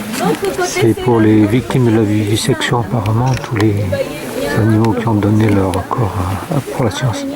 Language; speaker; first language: French; native; French